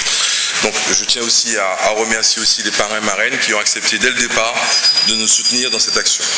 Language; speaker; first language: French; native; French